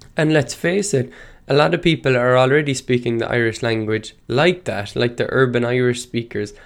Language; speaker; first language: English; non-native, local second language; Irish